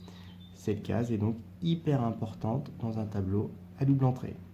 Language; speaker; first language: French; native; French